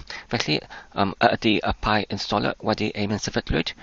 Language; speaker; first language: Welsh; non-native, learner; English